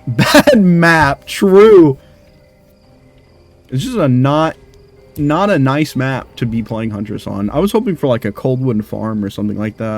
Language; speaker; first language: English; native; English